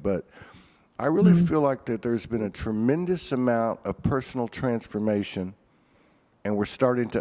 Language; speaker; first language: English; native; English